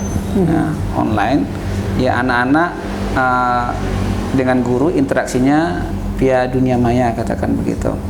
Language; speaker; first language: Indonesian; native; Indonesian